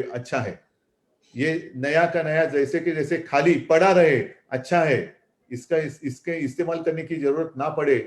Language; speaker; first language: Hindi; non-native, local second language; Marathi